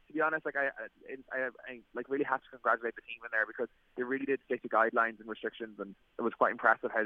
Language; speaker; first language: English; native; English